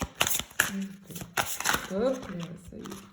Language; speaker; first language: French; native; French